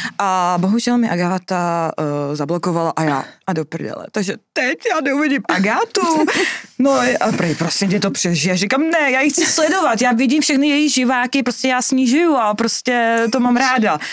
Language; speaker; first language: Czech; native; Czech